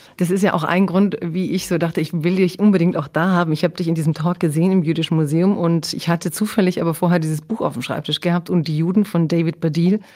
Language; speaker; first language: German; early bilingual, other home language; Croatian